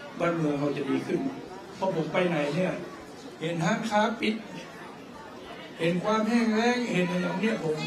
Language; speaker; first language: Thai; native; Thai